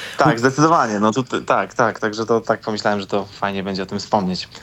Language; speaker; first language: Polish; native; Polish